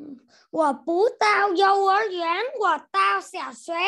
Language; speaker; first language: Chinese; non-native, learner; Vietnamese